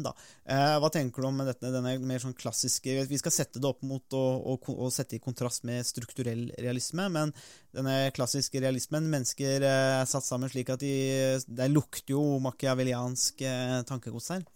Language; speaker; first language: Norwegian; native; Norwegian